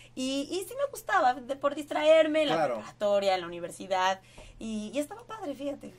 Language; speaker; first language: Spanish; native; Spanish